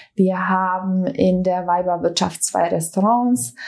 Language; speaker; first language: German; early bilingual, other home language; Bosnian